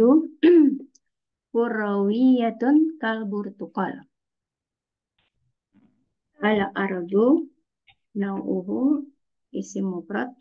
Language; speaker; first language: Arabic; non-native, learner; Indonesian